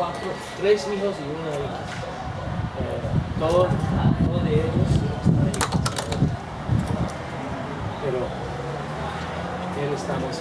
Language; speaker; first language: Spanish; non-native, learner; English